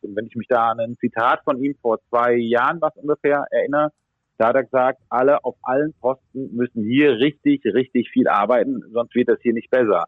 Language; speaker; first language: German; native; German